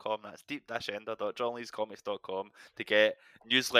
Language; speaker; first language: English; native; English